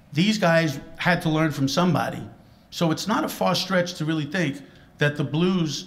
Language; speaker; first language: English; native; English